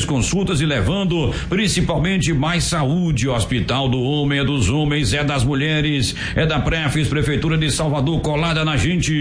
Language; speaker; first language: Portuguese; native; Portuguese